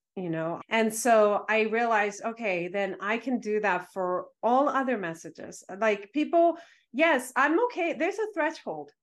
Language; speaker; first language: English; early bilingual, other home language; Spanish